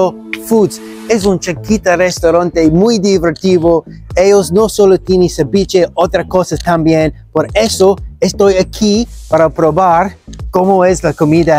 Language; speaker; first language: Spanish; non-native, learner; English